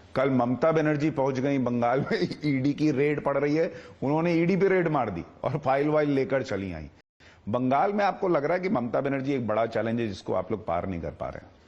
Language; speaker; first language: Hindi; native; Hindi